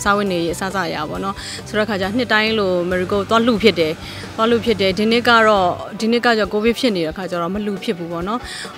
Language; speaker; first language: Burmese; non-native, local second language; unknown